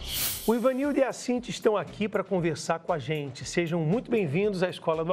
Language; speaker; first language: Portuguese; native; Portuguese